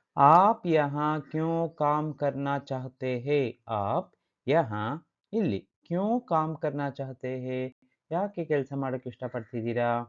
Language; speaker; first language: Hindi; non-native, local second language; Kannada